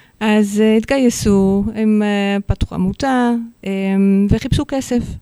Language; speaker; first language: Hebrew; non-native, fluent; Dutch